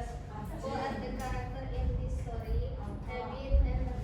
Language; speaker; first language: English; non-native, learner; Indonesian